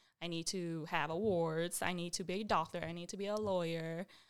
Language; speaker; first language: English; early bilingual, other home language; Vietnamese